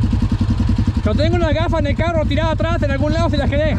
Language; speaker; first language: Spanish; native; Spanish